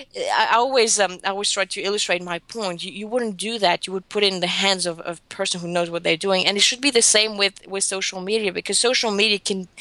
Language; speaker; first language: English; non-native, fluent; Greek